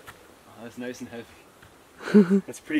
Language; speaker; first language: English; native; English